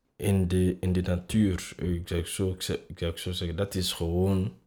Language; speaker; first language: Dutch; non-native, fluent; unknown